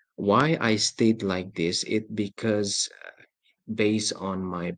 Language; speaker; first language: English; non-native, fluent; Indonesian